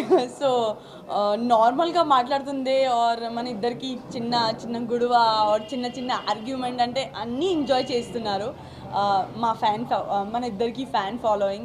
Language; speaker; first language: Telugu; non-native, local second language; Gujarati